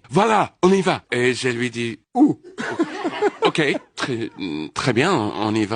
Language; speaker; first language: French; non-native, fluent; English